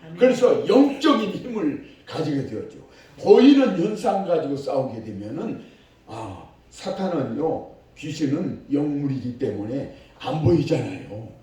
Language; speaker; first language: Korean; native; Korean